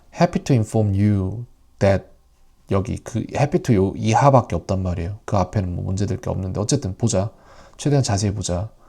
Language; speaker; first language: Korean; native; Korean